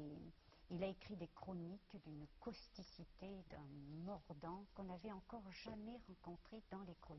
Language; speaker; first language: French; native; French